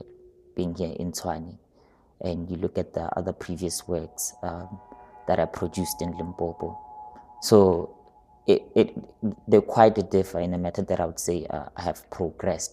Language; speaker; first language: English; non-native, local second language; Northern Sotho